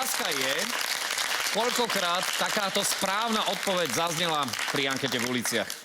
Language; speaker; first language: Slovak; native; Slovak